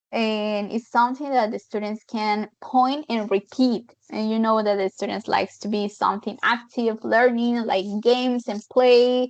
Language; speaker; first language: English; non-native, fluent; Spanish